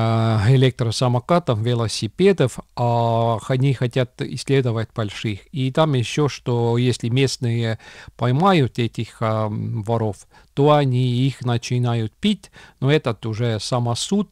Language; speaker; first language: Russian; non-native, local second language; Estonian